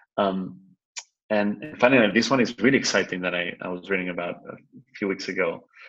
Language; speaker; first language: English; non-native, fluent; Spanish